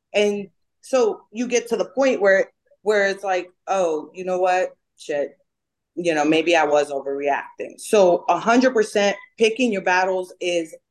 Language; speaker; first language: English; native; English